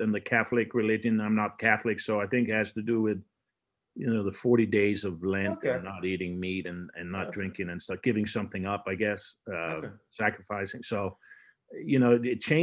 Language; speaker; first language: English; non-native, fluent; Danish